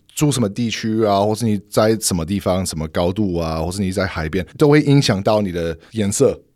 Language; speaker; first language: Chinese; non-native, fluent; English